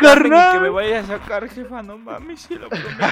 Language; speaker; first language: Spanish; native; Spanish